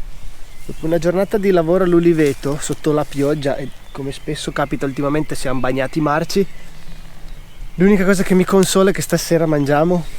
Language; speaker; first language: Italian; native; Italian